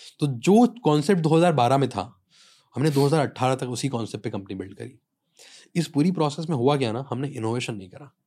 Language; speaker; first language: Hindi; native; Hindi